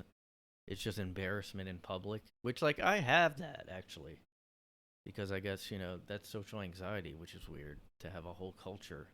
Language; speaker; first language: English; native; English